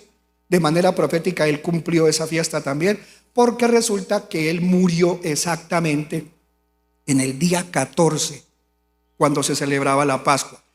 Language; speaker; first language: Spanish; native; Spanish